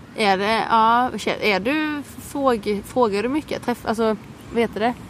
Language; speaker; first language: Swedish; native; Swedish